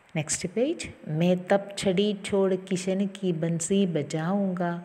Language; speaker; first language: Hindi; non-native, local second language; Malayalam